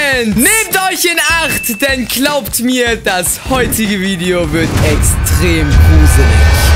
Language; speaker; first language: German; native; German